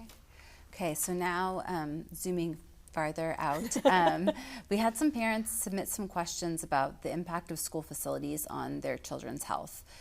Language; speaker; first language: English; native; English